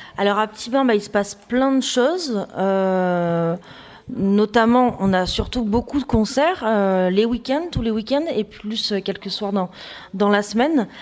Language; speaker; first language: French; native; French